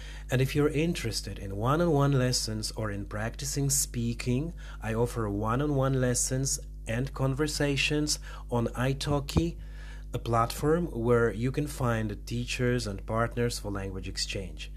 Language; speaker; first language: English; non-native, fluent; Polish